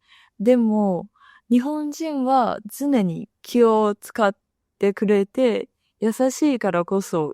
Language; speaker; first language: Japanese; non-native, fluent; Chinese